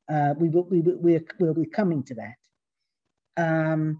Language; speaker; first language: English; native; English